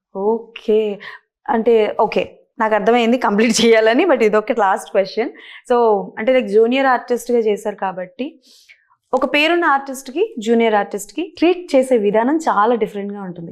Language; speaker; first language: Telugu; native; Telugu